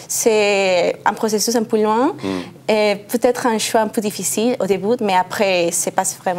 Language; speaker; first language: French; non-native, learner; Spanish